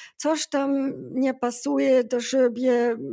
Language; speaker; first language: Polish; non-native, learner; German